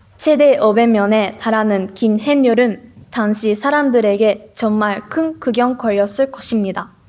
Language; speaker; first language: Korean; non-native, learner; Japanese